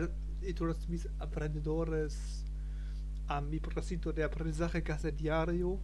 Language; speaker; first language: Spanish; non-native, learner; German